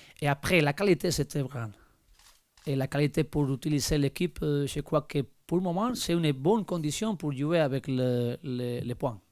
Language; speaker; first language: French; non-native, learner; Spanish